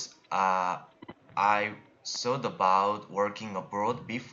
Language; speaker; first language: English; non-native, learner; Korean